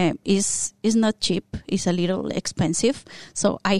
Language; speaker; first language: English; non-native, fluent; Spanish